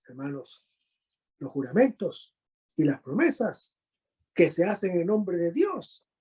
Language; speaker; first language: Spanish; native; Spanish